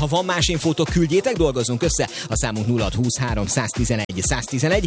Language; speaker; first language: Hungarian; native; Hungarian